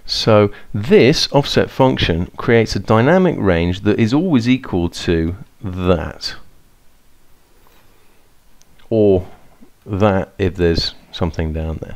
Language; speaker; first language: English; native; English